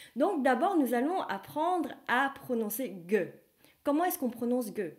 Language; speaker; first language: French; non-native, fluent; Vietnamese